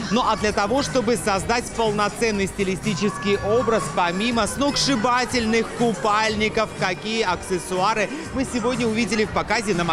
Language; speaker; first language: Russian; native; Russian